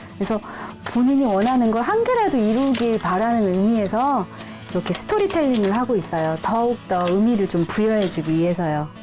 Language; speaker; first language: Korean; native; Korean